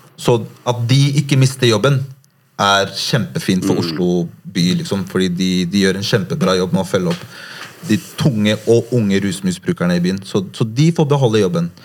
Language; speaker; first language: Norwegian; early bilingual, other home language; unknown